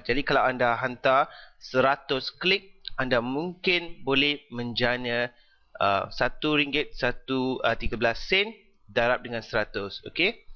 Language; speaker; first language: Malay; native; Malay